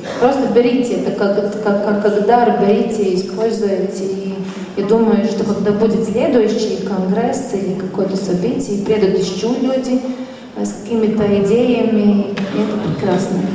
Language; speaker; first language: Russian; non-native, local second language; Latvian